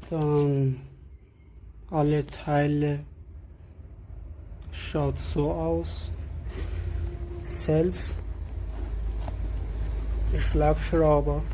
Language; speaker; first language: German; non-native, learner; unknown